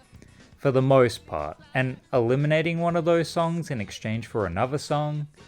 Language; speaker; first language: English; native; English